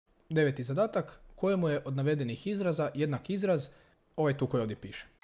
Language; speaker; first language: Croatian; native; Croatian